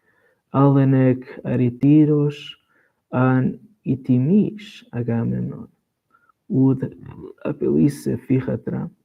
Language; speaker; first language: Greek; non-native, learner; Portuguese